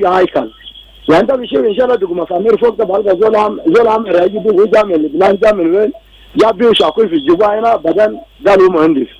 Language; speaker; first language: Arabic; non-native, local second language; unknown